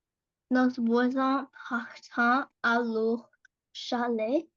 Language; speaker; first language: French; non-native, learner; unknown